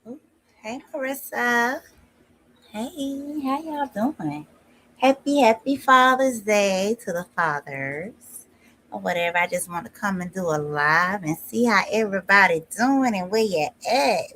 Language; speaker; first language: English; native; English